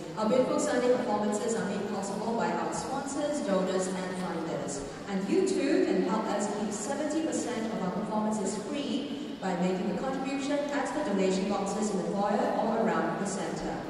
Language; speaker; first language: English; non-native, local second language; Chinese